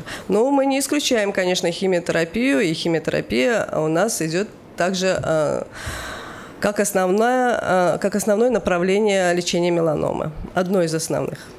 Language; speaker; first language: Russian; native; Russian